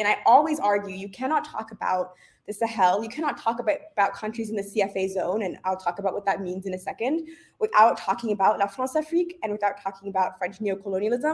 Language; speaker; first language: English; native; English